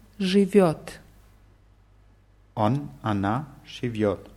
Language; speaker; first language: Russian; non-native, learner; German